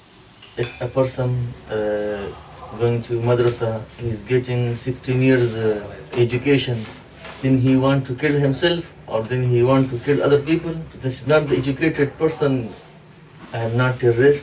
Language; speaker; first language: English; non-native, learner; Pashto